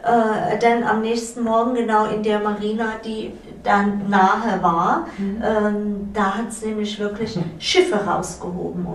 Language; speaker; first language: German; native; German